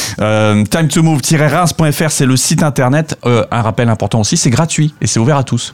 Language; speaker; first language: French; native; French